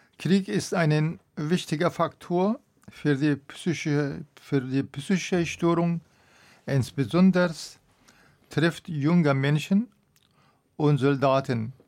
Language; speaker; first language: German; non-native, fluent; Persian